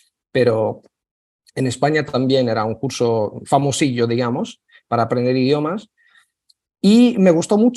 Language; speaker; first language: Spanish; non-native, fluent; Italian